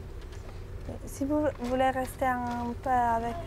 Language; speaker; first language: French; non-native, learner; Italian